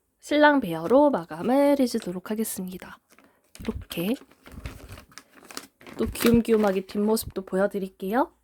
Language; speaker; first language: Korean; native; Korean